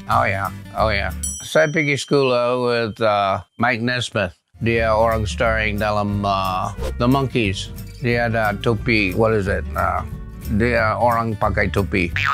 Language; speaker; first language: Malay; non-native, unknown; English